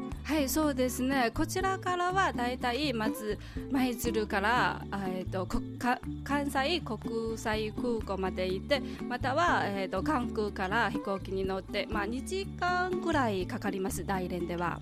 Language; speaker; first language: Japanese; non-native, fluent; Chinese